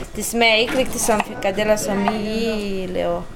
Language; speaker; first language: Danish; non-native, learner; Romanian